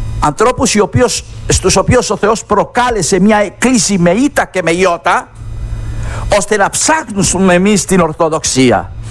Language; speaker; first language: Greek; non-native, fluent; Spanish